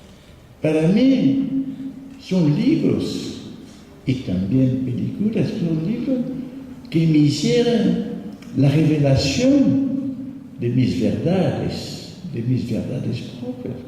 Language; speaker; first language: Spanish; non-native, fluent; French